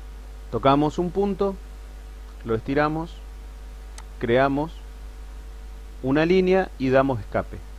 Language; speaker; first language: Spanish; native; Spanish